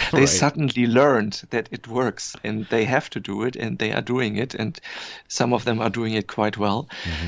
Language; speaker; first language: English; non-native, fluent; German